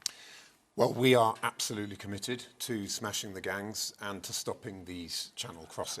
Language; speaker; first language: English; native; English